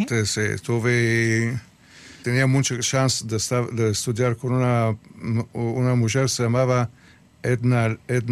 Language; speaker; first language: Spanish; early bilingual, heritage; Spanish